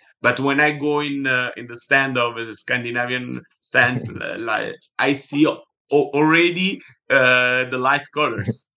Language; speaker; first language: English; non-native, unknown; Italian